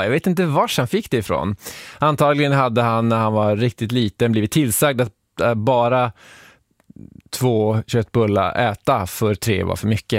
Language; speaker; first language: Swedish; native; Swedish